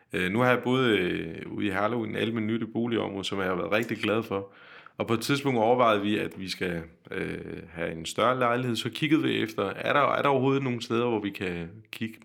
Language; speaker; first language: Danish; non-native, fluent; Turkish